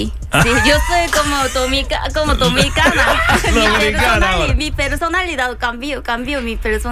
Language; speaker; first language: Spanish; non-native, learner; Korean